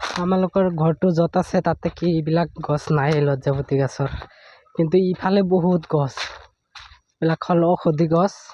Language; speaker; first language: Assamese; non-native, local second language; Bangla